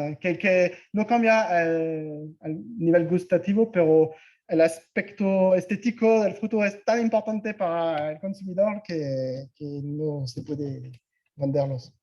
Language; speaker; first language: Spanish; non-native, fluent; French